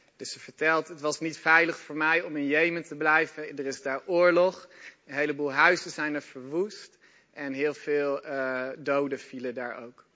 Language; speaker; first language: Dutch; native; Dutch